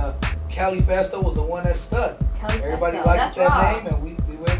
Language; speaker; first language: English; native; English